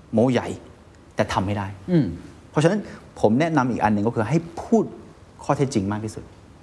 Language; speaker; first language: Thai; non-native, fluent; Chinese